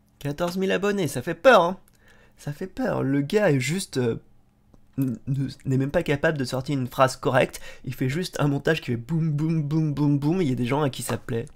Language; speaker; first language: French; native; French